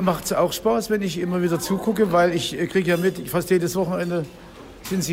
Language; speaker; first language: German; native; German